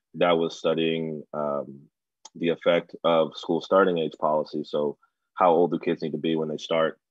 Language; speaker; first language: English; native; English